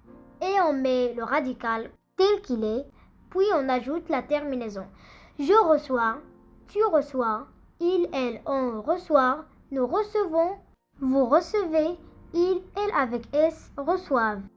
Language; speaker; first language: French; non-native, fluent; Arabic